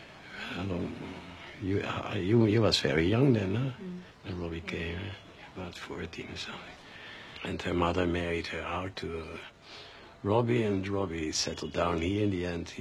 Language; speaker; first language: English; non-native, local second language; Dutch